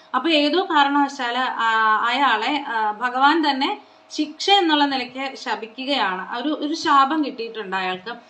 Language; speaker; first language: Malayalam; non-native, local second language; Konkani